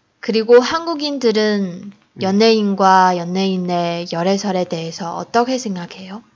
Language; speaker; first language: Korean; non-native, fluent; Chinese